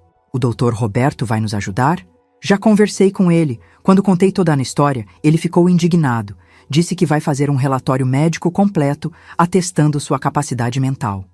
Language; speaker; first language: Portuguese; native; Portuguese